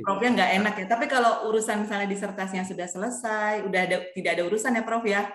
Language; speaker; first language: Indonesian; native; Indonesian